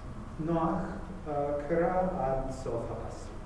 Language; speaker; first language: Hebrew; non-native, fluent; English